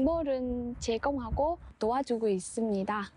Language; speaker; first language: Korean; non-native, learner; Vietnamese